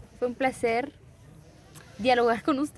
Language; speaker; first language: Spanish; native; Spanish